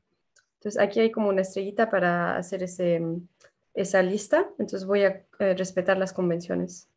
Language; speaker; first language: Spanish; non-native, fluent; French